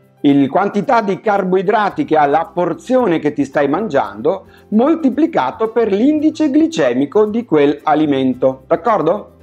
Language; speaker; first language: Italian; native; Italian